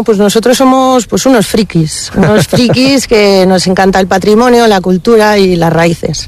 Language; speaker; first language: Spanish; native; Spanish